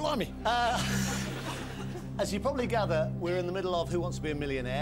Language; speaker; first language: English; native; English